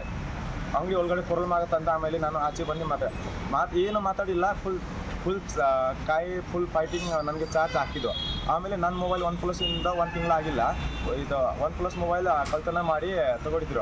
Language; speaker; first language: Kannada; non-native, learner; Nepali